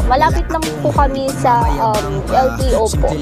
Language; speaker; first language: Filipino; non-native, local second language; Hiligaynon